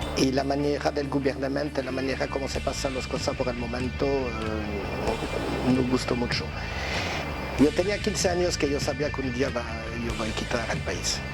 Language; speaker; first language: Spanish; non-native, learner; French